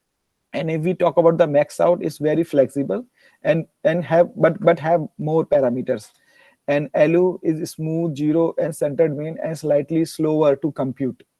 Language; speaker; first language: English; non-native, learner; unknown